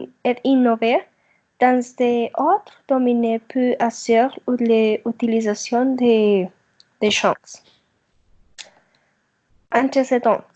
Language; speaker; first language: French; non-native, learner; Spanish